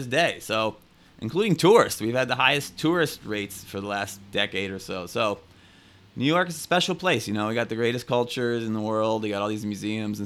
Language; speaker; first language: English; native; English